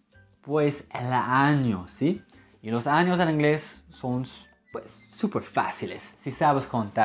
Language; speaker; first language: Spanish; non-native, fluent; English